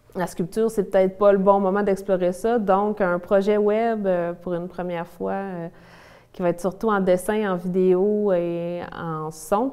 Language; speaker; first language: French; native; French